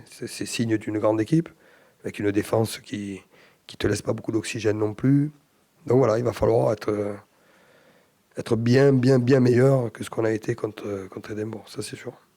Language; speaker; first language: French; native; French